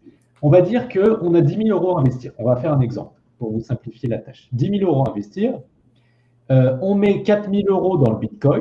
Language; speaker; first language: French; native; French